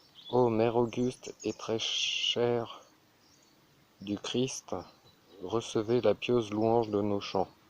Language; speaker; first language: French; native; French